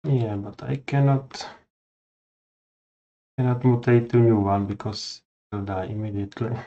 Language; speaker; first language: English; non-native, fluent; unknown